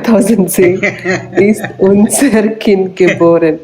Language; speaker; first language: German; non-native, learner; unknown